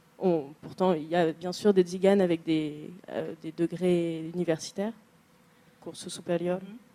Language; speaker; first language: French; native; French